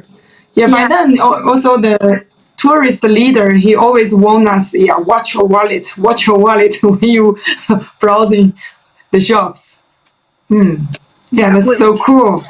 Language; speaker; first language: English; non-native, fluent; Chinese